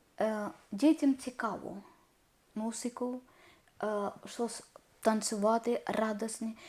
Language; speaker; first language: Ukrainian; non-native, learner; Malayalam